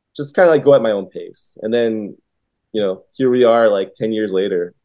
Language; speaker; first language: English; early bilingual, other home language; Vietnamese